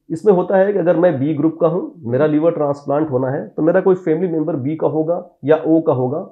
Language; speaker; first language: Hindi; native; Hindi